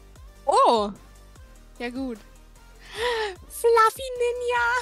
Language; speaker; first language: German; native; German